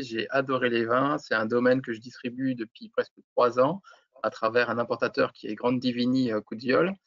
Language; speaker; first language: French; native; French